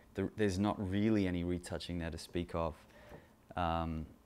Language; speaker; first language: English; native; English